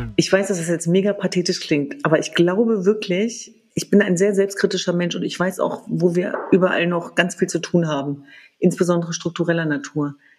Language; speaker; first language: German; early bilingual, other home language; Kurdish